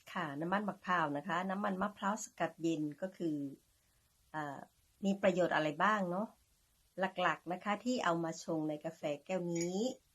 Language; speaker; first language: Thai; native; Thai